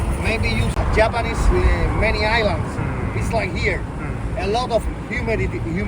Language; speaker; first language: English; non-native, fluent; Spanish